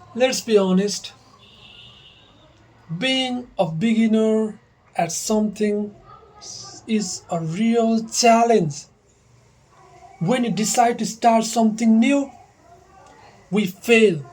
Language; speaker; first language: English; non-native, local second language; Nepali